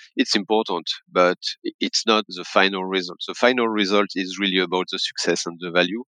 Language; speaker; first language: English; non-native, fluent; French